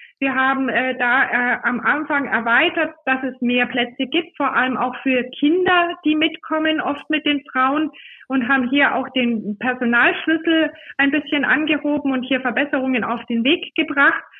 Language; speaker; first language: German; native; German